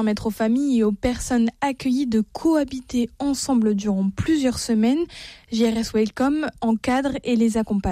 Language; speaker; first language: French; native; French